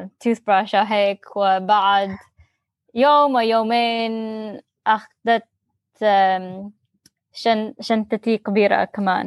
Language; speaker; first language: Arabic; non-native, learner; English